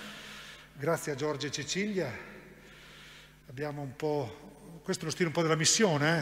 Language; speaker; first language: Italian; native; Italian